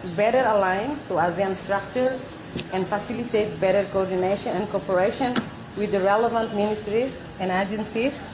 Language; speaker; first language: English; non-native, fluent; Tetum